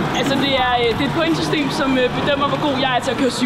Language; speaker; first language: Danish; native; Danish